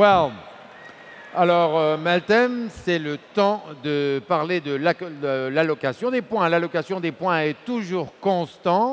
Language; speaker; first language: French; non-native, learner; Turkish